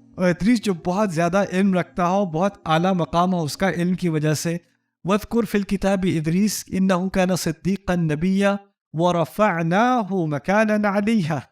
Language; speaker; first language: Urdu; early bilingual, heritage; Urdu